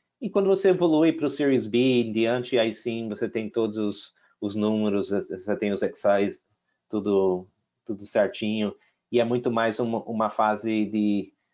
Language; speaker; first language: Portuguese; non-native, fluent; English